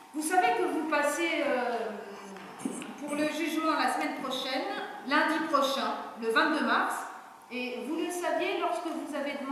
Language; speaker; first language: French; native; French